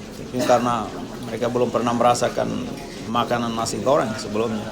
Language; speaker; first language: Indonesian; non-native, local second language; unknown